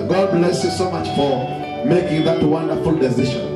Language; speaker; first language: English; non-native, local second language; Kikuyu